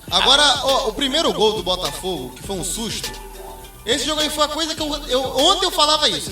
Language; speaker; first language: Portuguese; native; Portuguese